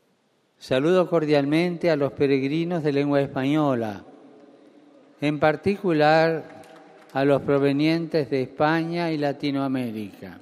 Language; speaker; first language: Spanish; native; Spanish